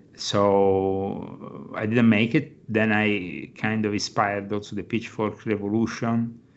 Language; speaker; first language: English; non-native, fluent; Italian